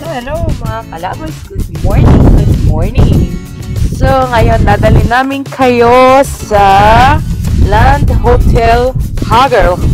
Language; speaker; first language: Filipino; native; Filipino